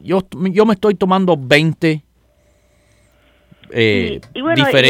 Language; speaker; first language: Spanish; native; Spanish